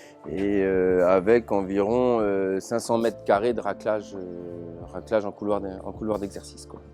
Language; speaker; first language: French; native; French